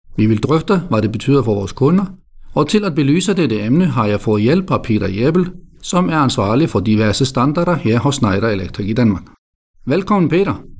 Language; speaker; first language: Danish; non-native, local second language; Faroese